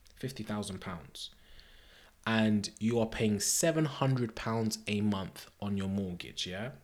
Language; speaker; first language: English; native; English